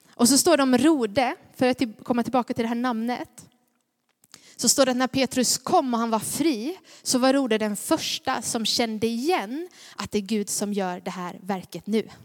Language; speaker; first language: Swedish; native; Swedish